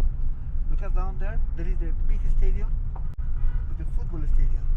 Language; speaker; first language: English; non-native, learner; Spanish